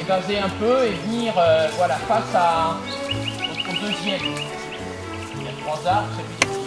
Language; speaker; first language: French; native; French